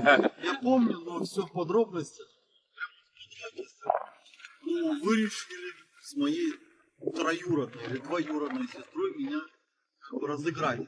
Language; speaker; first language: Russian; native; Russian